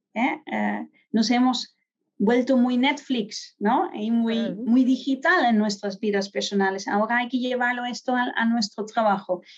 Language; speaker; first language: Spanish; non-native, fluent; Dutch